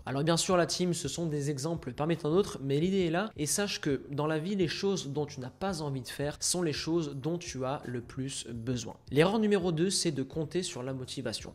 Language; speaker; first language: French; native; French